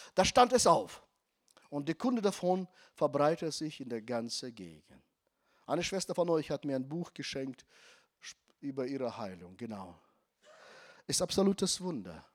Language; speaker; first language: German; non-native, fluent; Russian